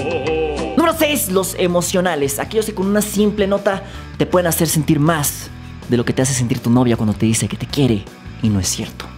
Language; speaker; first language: Spanish; native; Spanish